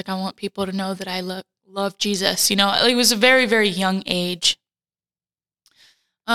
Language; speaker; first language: English; native; English